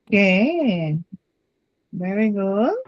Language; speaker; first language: English; non-native, learner; Spanish